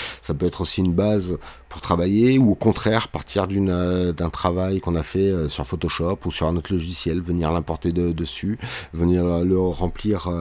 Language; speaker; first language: French; native; French